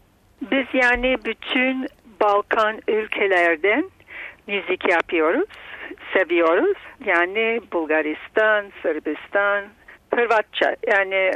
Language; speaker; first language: Turkish; non-native, fluent; Bulgarian